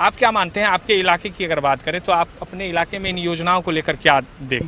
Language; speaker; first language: Hindi; native; Hindi